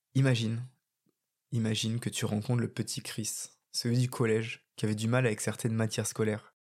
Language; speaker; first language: French; native; French